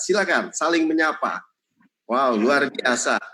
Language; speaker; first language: Indonesian; native; Indonesian